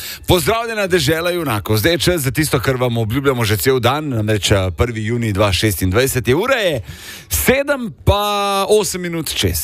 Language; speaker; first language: Slovenian; native; Slovenian